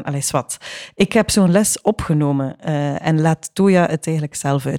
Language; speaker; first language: Dutch; native; Dutch